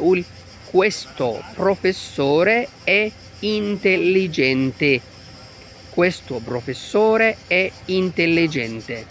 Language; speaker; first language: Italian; non-native, fluent; Arabic